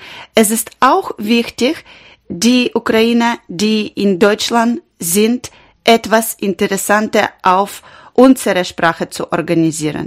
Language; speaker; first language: German; non-native, learner; Ukrainian